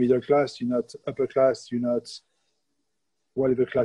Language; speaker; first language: English; non-native, fluent; French